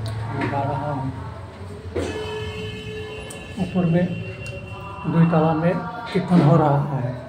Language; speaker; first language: Hindi; non-native, local second language; Bangla